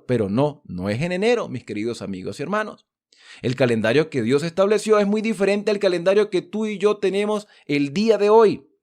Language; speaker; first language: Spanish; native; Spanish